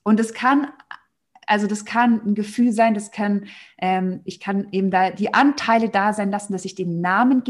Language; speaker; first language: German; native; German